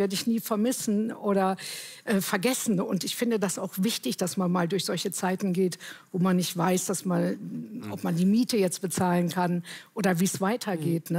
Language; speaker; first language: German; native; German